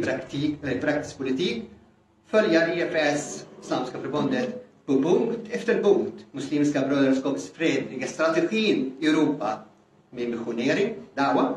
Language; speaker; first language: Swedish; non-native, fluent; Arabic